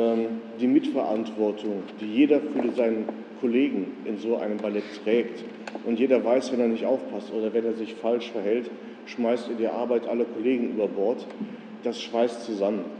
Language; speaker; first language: German; native; German